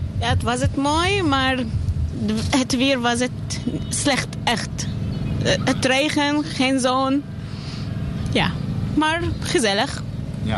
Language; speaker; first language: Dutch; non-native, learner; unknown